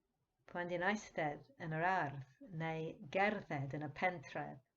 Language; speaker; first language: Welsh; non-native, fluent; English